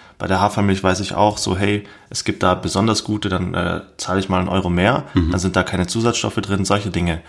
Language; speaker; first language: German; native; German